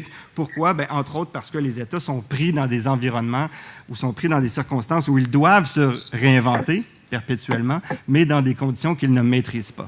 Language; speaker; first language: French; native; French